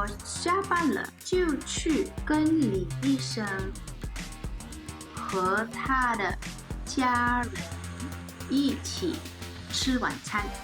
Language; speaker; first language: Chinese; non-native, learner; English